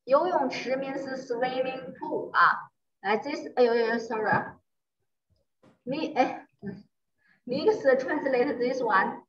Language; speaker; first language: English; non-native, learner; Chinese